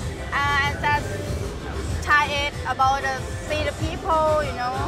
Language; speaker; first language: English; non-native, learner; Thai